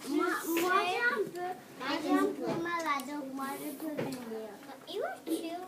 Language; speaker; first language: French; non-native, learner; English